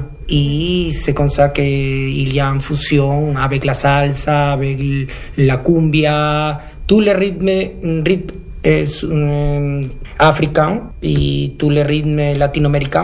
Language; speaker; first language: French; non-native, learner; Spanish